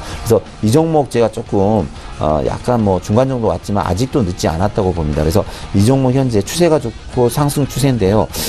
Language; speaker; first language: Korean; native; Korean